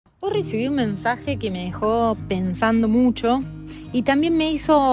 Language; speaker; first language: Spanish; native; Spanish